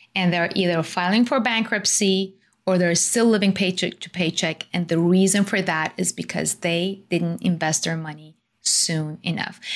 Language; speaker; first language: English; non-native, fluent; Persian